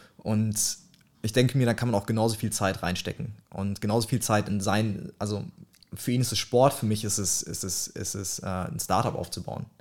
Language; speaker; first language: German; early bilingual, other home language; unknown